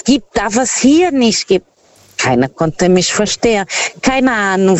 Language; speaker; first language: German; non-native, fluent; Portuguese